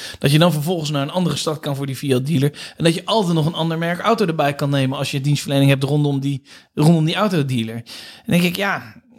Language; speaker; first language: Dutch; native; Dutch